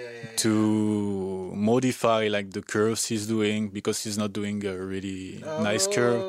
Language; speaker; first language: English; non-native, fluent; French